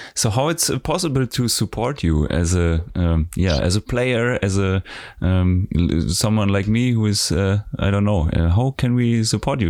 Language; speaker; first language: English; non-native, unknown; German